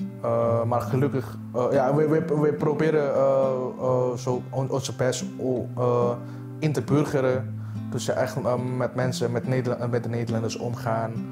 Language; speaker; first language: Dutch; non-native, fluent; Indonesian